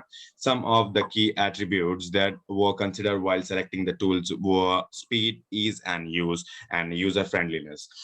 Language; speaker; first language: English; non-native, local second language; Urdu